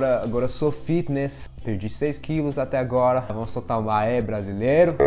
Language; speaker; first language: Portuguese; non-native, fluent; English